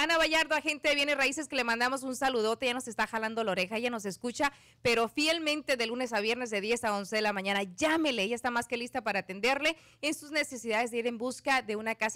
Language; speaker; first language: Spanish; native; Spanish